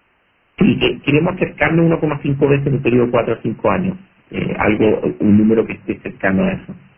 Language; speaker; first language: Spanish; native; Spanish